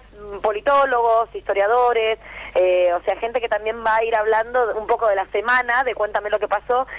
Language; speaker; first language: Spanish; native; Spanish